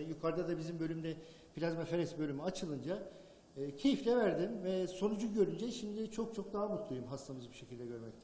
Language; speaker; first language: Turkish; non-native, fluent; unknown